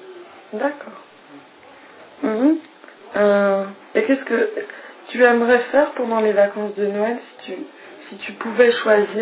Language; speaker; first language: French; non-native, fluent; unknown